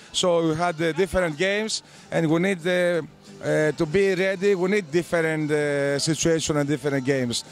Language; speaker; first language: English; non-native, learner; Greek